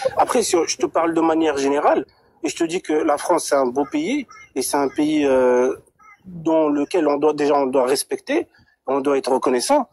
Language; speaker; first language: French; early bilingual, other home language; Arabic